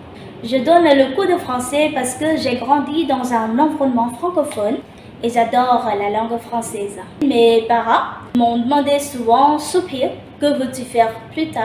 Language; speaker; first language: French; non-native, local second language; Khmer